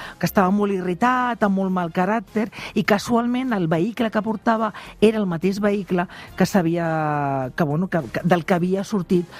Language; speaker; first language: Catalan; non-native, local second language; Spanish